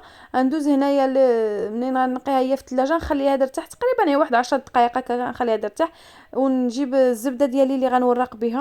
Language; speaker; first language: Arabic; native; Arabic